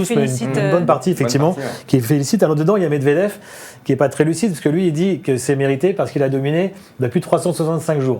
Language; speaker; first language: French; native; French